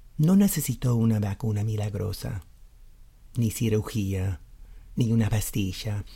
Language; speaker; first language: Spanish; non-native, fluent; English